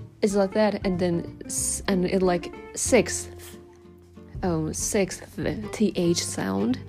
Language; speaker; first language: English; non-native, learner; Japanese